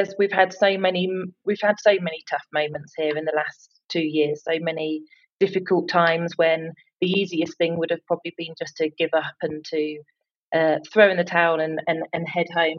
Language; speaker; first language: English; native; English